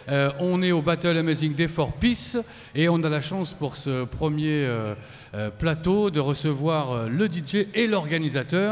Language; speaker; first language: French; native; French